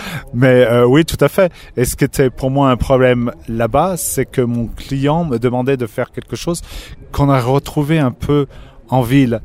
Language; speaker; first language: French; native; French